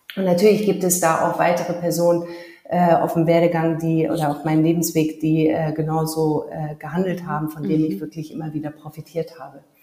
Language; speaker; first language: German; early bilingual, heritage; German